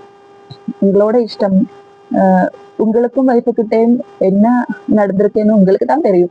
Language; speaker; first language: Tamil; non-native, learner; Malayalam